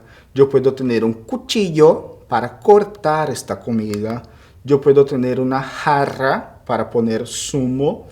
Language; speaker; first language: Spanish; non-native, fluent; Portuguese